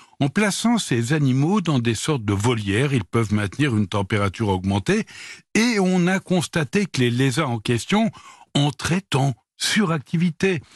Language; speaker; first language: French; native; French